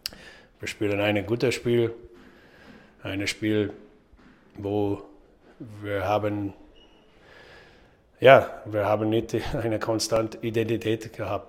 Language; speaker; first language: German; non-native, learner; English